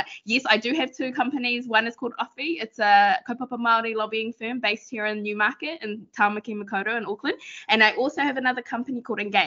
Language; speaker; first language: English; native; English